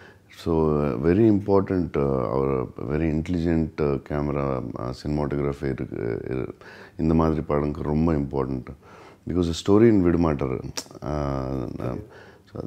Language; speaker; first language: Tamil; non-native, learner; Telugu